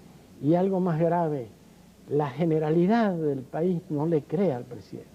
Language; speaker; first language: Spanish; native; Spanish